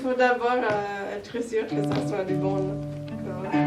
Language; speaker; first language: French; non-native, fluent; English